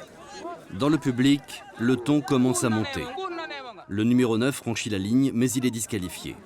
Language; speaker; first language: French; native; French